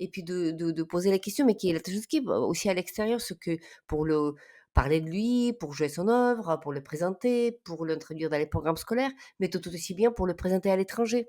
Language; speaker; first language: French; non-native, fluent; Ukrainian